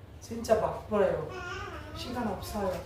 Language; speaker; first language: Korean; non-native, learner; English